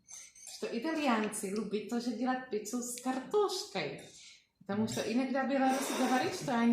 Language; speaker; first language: Russian; non-native, learner; Czech